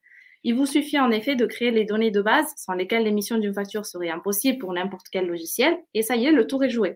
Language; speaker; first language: French; native; French